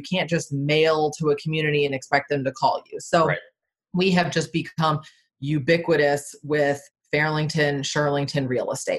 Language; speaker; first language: English; native; English